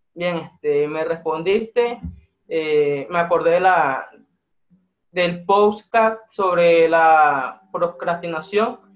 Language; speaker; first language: Spanish; native; Spanish